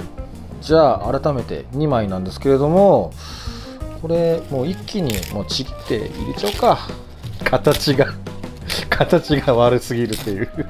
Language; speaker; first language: Japanese; native; Japanese